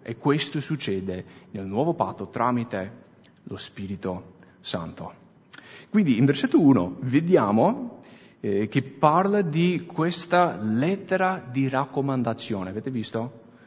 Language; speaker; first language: Italian; non-native, fluent; English